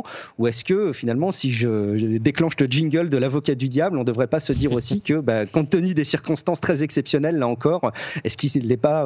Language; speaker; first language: French; native; French